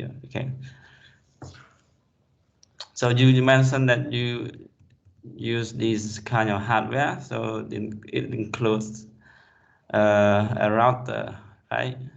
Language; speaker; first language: English; non-native, fluent; Khmer